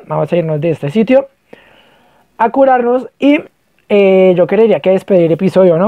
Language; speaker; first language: Spanish; native; Spanish